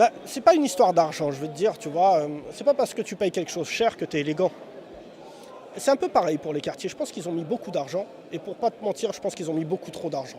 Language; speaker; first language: French; native; French